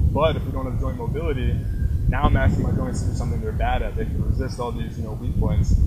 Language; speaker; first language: English; native; English